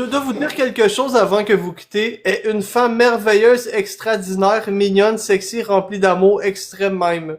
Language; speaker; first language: French; native; French